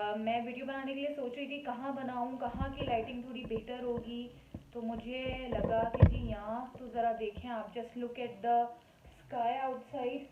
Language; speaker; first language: Urdu; native; Urdu